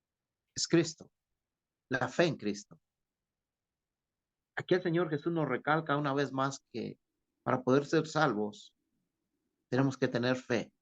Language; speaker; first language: Spanish; native; Spanish